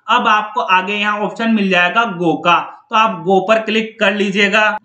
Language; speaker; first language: Hindi; native; Hindi